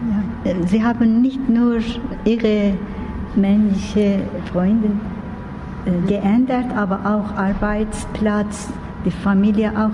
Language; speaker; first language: German; non-native, learner; Turkish